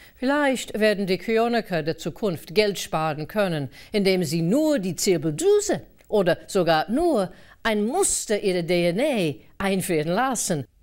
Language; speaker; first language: German; non-native, fluent; English